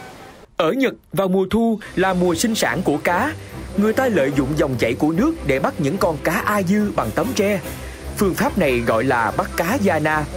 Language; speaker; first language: Vietnamese; native; Vietnamese